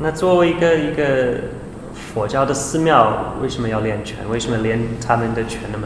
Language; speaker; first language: Chinese; non-native, fluent; English